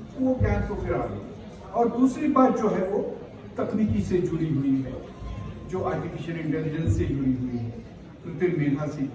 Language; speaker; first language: Hindi; non-native, local second language; Marathi